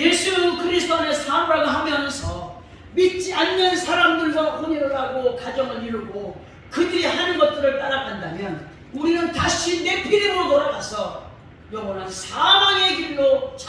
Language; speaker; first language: Korean; native; Korean